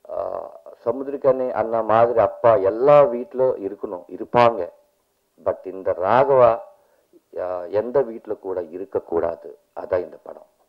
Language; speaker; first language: Tamil; non-native, learner; Telugu